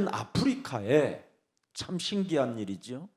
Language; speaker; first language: Korean; native; Korean